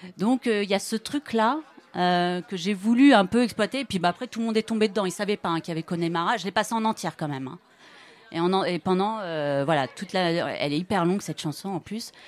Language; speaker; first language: French; native; French